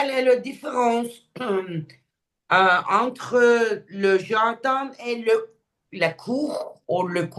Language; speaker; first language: French; non-native, learner; Turkish